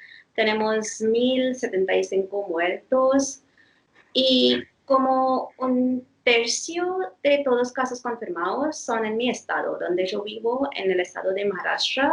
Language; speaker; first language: Spanish; non-native, fluent; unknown